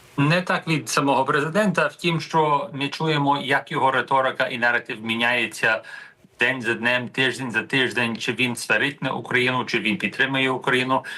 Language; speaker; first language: Ukrainian; early bilingual, heritage; Ukrainian